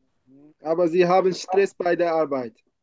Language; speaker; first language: German; non-native, learner; Turkish